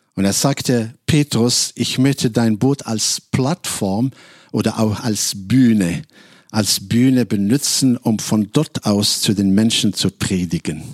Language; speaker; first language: German; non-native, fluent; Arabic